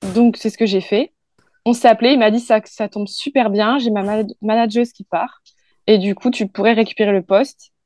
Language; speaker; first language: French; native; French